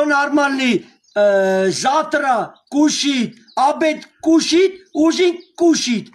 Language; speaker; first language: Russian; non-native, learner; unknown